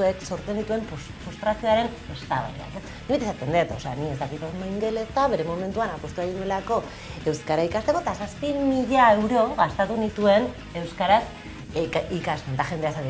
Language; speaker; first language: Basque; non-native, local second language; Spanish